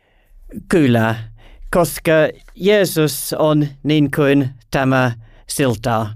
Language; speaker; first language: Finnish; non-native, learner; English